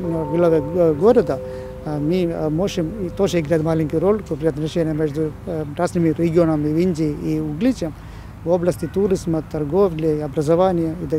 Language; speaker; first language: Russian; non-native, fluent; Malayalam